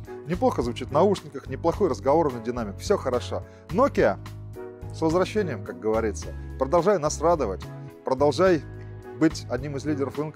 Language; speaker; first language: Russian; native; Russian